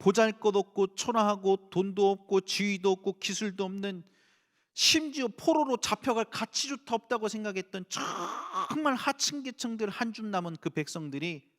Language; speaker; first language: Korean; native; Korean